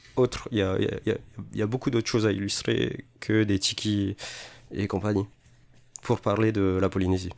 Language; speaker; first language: French; native; French